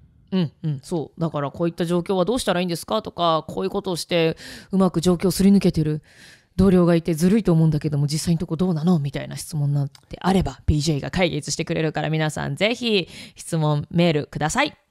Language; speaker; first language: Japanese; native; Japanese